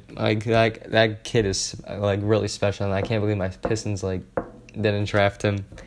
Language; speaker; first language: English; native; English